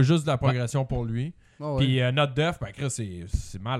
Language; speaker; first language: French; native; French